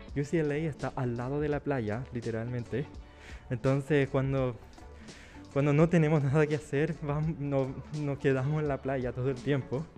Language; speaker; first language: Spanish; early bilingual, other home language; Chinese